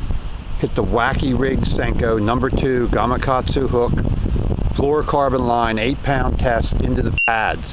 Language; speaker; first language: English; native; English